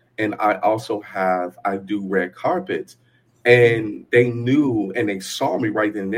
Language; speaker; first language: English; native; English